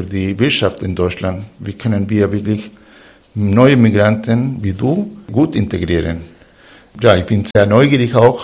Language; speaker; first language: German; non-native, fluent; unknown